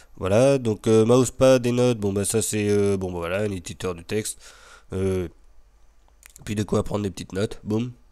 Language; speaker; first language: French; native; French